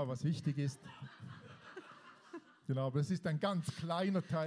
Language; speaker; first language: German; native; German